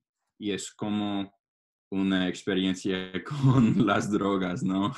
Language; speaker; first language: Spanish; non-native, learner; English